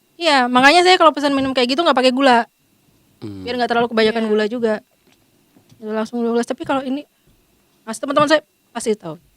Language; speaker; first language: Indonesian; native; Indonesian